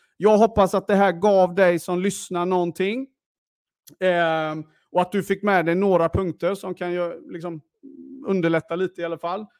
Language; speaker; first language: Swedish; early bilingual, other home language; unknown